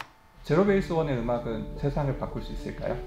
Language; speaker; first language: Korean; native; Korean